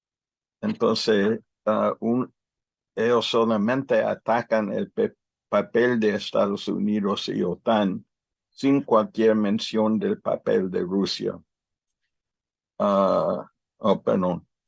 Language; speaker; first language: Spanish; non-native, learner; English